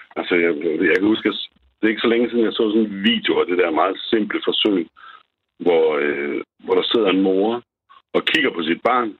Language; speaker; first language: Danish; native; Danish